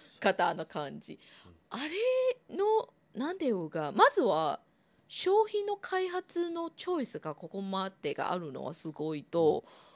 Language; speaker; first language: Japanese; non-native, fluent; Chinese